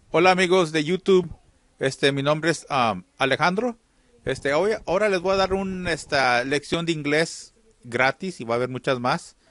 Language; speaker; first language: Spanish; early bilingual, heritage; Spanish